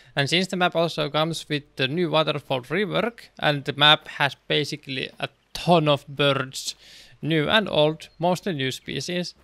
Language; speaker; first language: English; non-native, fluent; Finnish